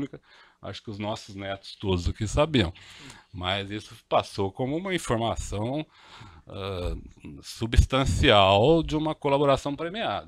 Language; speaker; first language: Portuguese; native; Portuguese